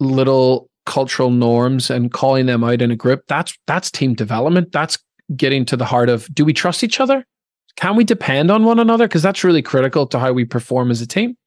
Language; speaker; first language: English; native; English